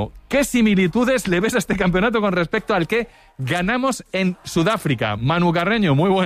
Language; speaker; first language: Spanish; native; Spanish